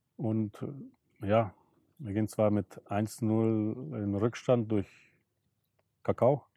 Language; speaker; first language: German; early bilingual, other home language; Russian